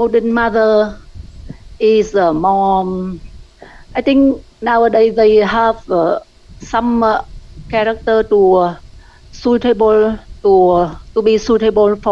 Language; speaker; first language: English; non-native, learner; Vietnamese